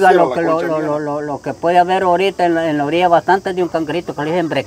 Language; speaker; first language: Spanish; native; Spanish